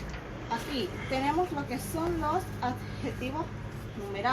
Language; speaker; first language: Spanish; native; Spanish